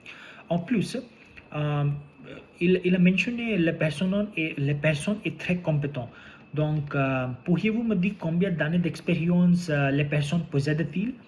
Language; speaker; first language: French; non-native, learner; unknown